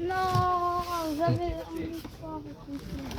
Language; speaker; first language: French; native; French